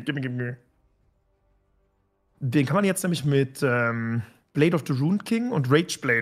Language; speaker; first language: German; native; German